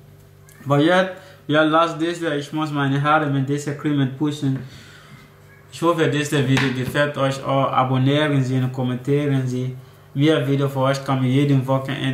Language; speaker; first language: German; non-native, learner; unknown